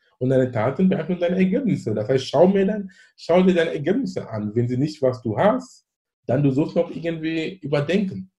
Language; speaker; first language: German; non-native, fluent; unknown